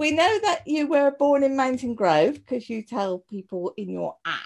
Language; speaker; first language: English; native; English